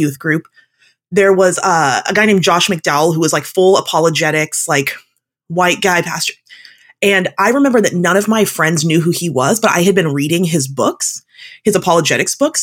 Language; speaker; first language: English; native; English